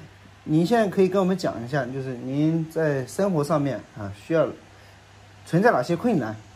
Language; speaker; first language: Chinese; native; Chinese